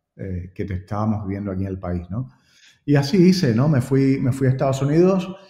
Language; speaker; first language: Spanish; native; Spanish